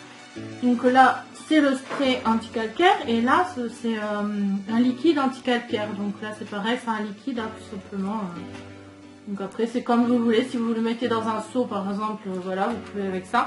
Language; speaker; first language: French; native; French